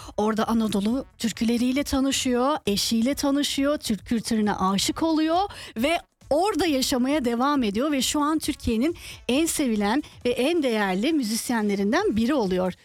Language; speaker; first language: Turkish; early bilingual, heritage; Turkish